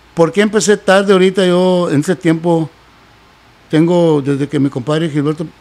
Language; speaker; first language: Spanish; native; Spanish